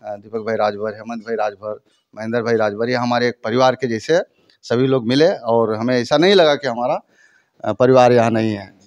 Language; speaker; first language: Hindi; native; Hindi